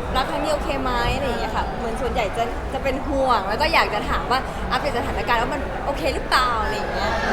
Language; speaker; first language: Thai; native; Thai